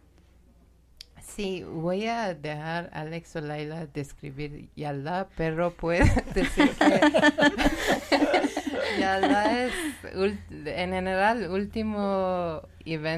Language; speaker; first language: Spanish; non-native, learner; Persian